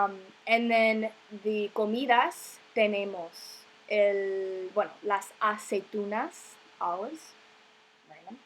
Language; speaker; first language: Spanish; non-native, fluent; English